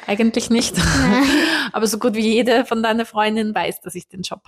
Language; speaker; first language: German; native; German